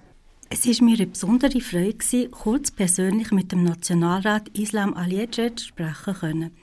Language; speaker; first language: German; native; German